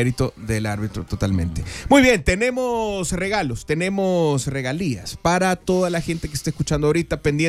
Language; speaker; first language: Spanish; native; Spanish